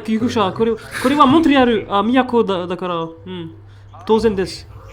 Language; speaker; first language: Japanese; non-native, learner; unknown